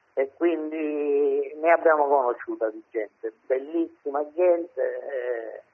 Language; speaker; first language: Italian; native; Italian